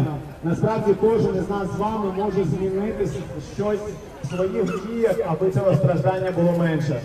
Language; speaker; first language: Ukrainian; native; Ukrainian